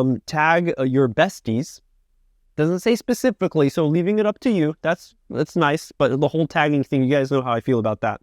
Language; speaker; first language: English; native; English